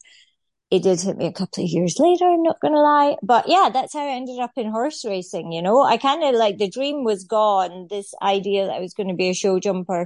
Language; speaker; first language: English; native; English